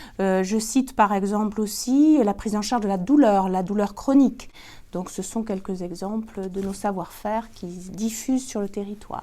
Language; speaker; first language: French; native; French